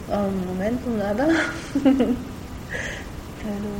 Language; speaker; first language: Spanish; non-native, learner; German